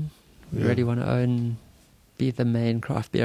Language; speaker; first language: English; native; English